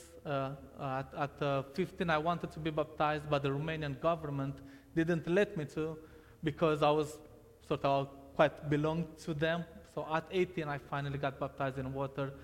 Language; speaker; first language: English; non-native, fluent; Romanian